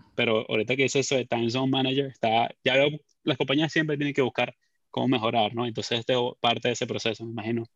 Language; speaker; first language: Spanish; native; Spanish